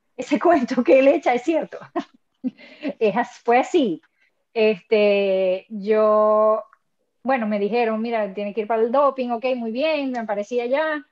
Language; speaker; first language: Spanish; native; Spanish